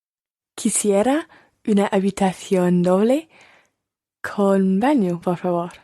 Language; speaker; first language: Spanish; non-native, learner; English